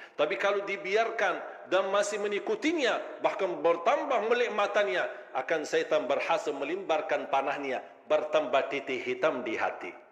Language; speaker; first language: Malay; non-native, fluent; Arabic